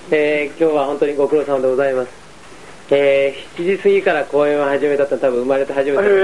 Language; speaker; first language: Japanese; native; Japanese